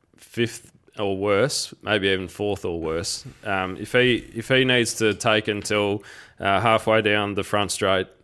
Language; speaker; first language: English; native; English